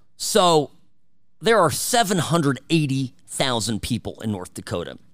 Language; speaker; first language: English; early bilingual, other home language; Czech